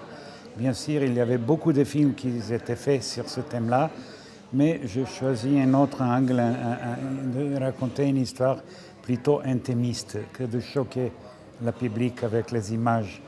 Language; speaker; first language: French; non-native, fluent; Serbian